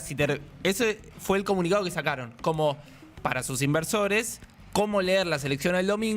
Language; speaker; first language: Spanish; native; Spanish